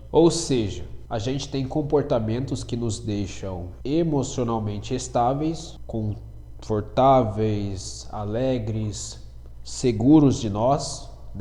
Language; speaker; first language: Portuguese; native; Portuguese